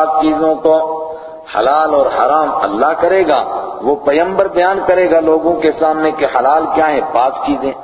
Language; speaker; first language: Urdu; non-native, local second language; Kashmiri